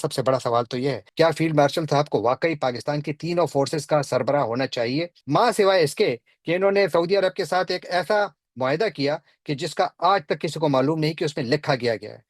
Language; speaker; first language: Urdu; non-native, local second language; Pashto